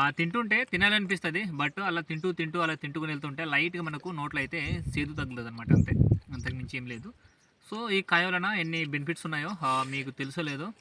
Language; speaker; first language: Telugu; native; Telugu